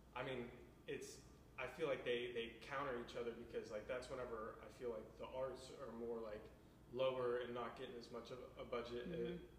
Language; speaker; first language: English; native; English